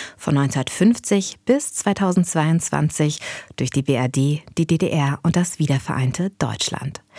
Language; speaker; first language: German; native; German